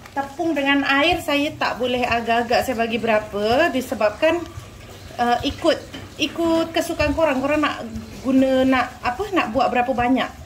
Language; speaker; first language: Malay; native; Malay